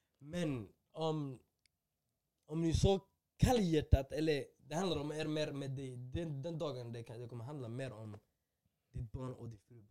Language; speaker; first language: Swedish; early bilingual, other home language; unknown